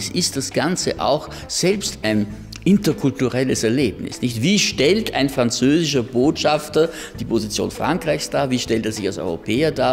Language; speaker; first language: German; native; German